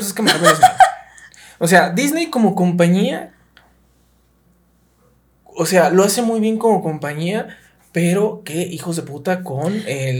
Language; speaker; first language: Spanish; native; Spanish